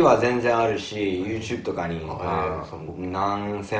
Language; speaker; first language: Japanese; non-native, fluent; English